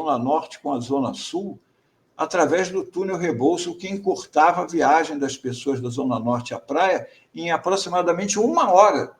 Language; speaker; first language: Portuguese; native; Portuguese